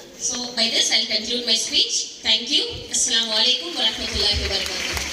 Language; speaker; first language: English; non-native, local second language; Tamil